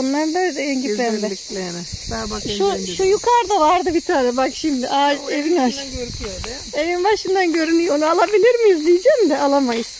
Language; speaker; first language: Turkish; native; Turkish